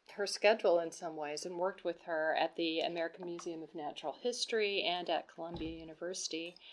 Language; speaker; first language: English; non-native, fluent; Portuguese